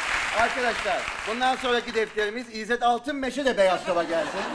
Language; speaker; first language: Turkish; native; Turkish